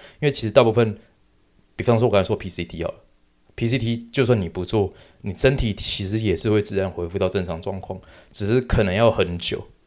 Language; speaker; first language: Chinese; native; Chinese